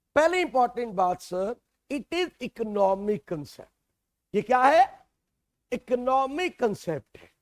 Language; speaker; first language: Hindi; native; Hindi